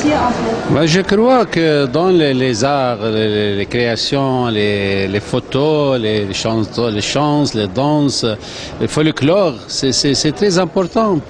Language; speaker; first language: French; non-native, fluent; Arabic